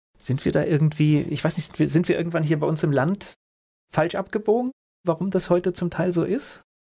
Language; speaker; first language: German; native; German